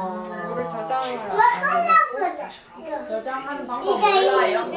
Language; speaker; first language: Korean; native; Korean